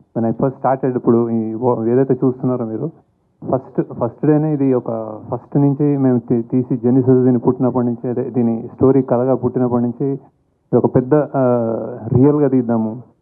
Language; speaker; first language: Telugu; native; Telugu